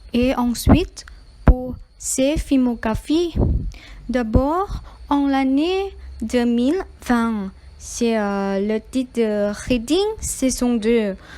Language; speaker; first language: French; non-native, learner; Thai